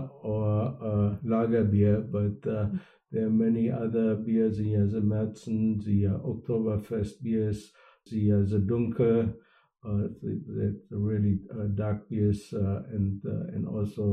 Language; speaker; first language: English; non-native, fluent; German